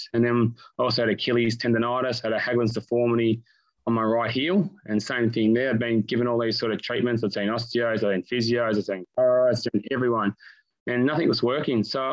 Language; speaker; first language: English; native; English